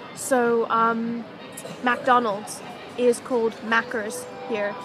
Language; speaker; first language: English; native; English